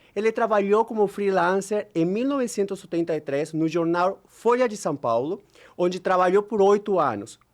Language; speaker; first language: Portuguese; non-native, fluent; Spanish